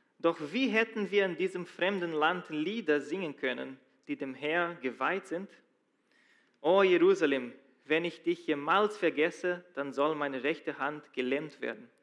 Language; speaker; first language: German; non-native, fluent; Portuguese